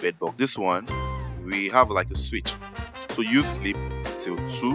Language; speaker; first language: English; non-native, local second language; Yoruba